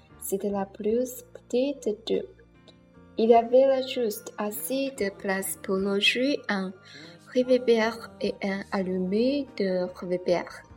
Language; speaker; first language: French; non-native, learner; Chinese